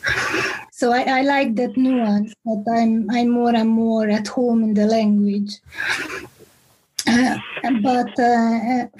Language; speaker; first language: English; non-native, fluent; Hungarian